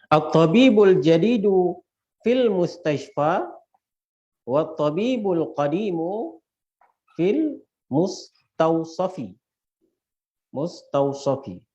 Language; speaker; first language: Arabic; non-native, fluent; Indonesian